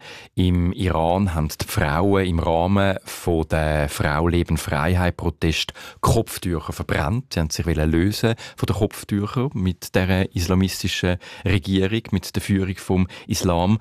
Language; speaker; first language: German; native; German